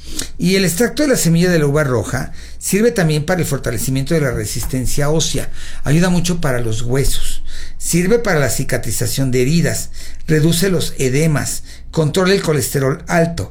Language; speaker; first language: Spanish; native; Spanish